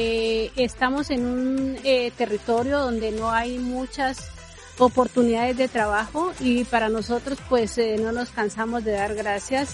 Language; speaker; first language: Spanish; native; Spanish